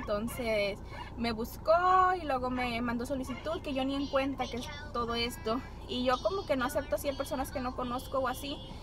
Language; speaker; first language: Spanish; early bilingual, heritage; Spanish